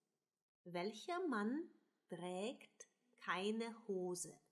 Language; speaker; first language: German; non-native, fluent; Russian